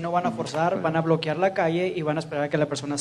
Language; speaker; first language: Spanish; native; Spanish